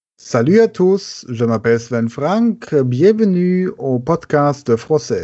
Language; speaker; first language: French; non-native, learner; German